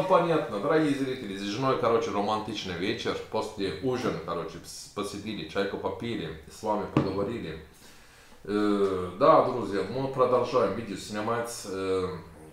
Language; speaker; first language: Russian; non-native, learner; Turkish